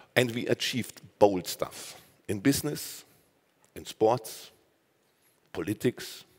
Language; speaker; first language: English; non-native, fluent; German